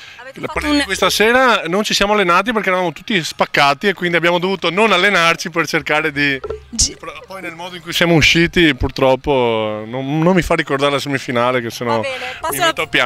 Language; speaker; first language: Italian; native; Italian